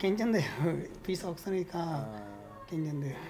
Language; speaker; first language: Korean; non-native, learner; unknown